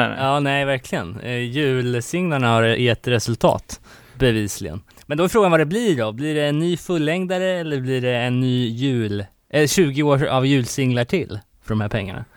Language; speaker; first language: Swedish; native; Swedish